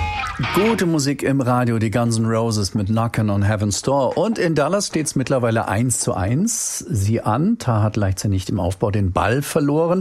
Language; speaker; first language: German; native; German